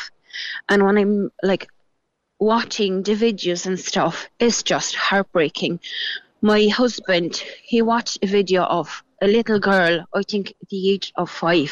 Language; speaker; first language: English; non-native, fluent; Polish